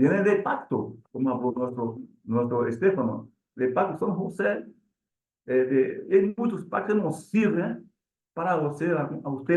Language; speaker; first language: Spanish; non-native, learner; Portuguese